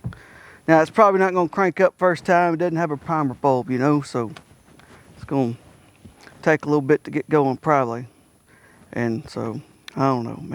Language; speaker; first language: English; native; English